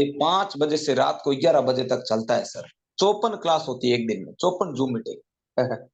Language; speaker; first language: Hindi; native; Hindi